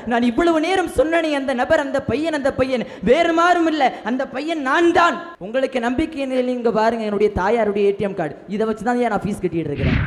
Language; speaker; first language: Tamil; non-native, local second language; Malayalam